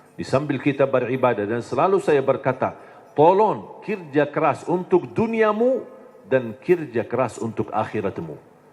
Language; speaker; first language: Indonesian; non-native, fluent; Arabic